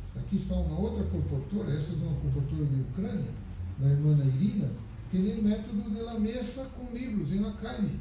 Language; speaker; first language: Spanish; non-native, fluent; Portuguese